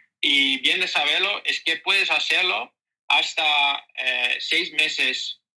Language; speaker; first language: Spanish; non-native, learner; Dutch